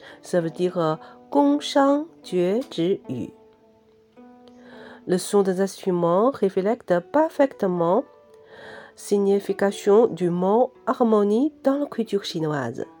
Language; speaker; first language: French; non-native, fluent; Chinese